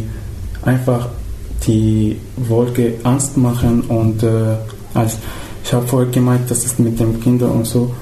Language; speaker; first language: German; non-native, fluent; Arabic